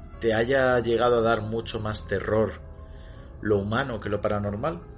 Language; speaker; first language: Spanish; native; Spanish